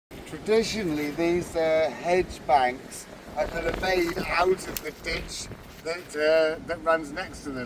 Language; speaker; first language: English; native; English